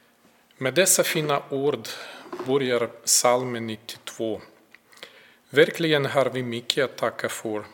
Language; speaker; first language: Swedish; non-native, fluent; Russian